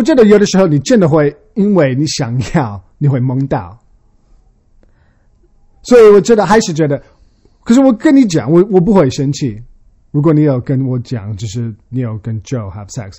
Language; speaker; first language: Chinese; early bilingual, heritage; Chinese